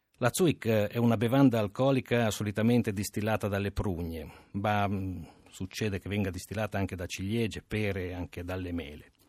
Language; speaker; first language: Italian; non-native, fluent; Romanian